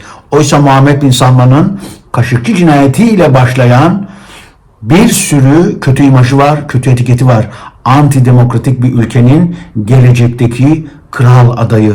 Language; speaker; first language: Turkish; native; Turkish